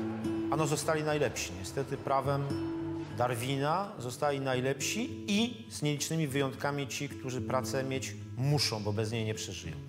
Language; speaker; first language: Polish; native; Polish